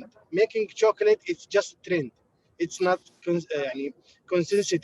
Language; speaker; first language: English; non-native, learner; Arabic